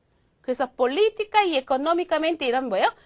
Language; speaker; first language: Spanish; non-native, fluent; Korean